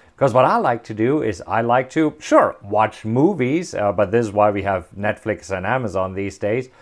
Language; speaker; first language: English; non-native, fluent; German